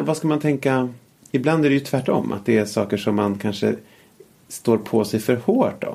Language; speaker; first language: Swedish; native; Swedish